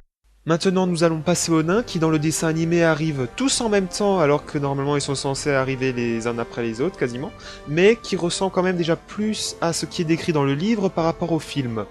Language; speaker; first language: French; native; French